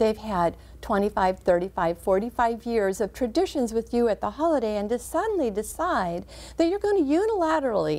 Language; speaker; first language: English; native; English